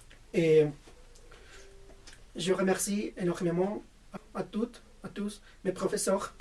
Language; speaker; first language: French; non-native, fluent; Spanish